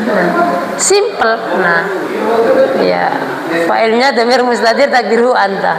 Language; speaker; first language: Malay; non-native, local second language; Javanese